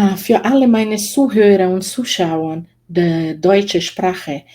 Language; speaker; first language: German; non-native, learner; Portuguese